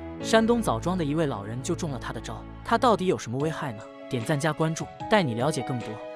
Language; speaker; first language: Chinese; native; Chinese